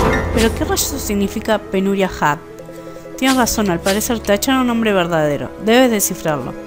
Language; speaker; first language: Spanish; native; Spanish